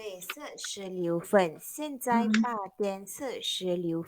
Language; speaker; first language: Chinese; non-native, local second language; Malay